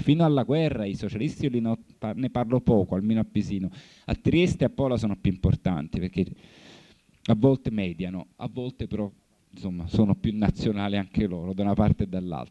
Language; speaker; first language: Italian; native; Italian